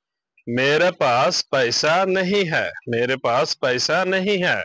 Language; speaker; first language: Hindi; non-native, learner; Bangla